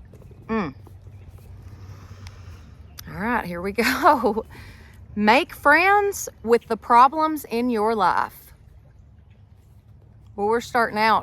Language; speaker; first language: English; native; English